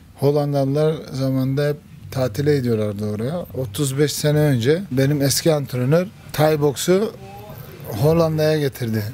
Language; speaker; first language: Turkish; early bilingual, heritage; Turkish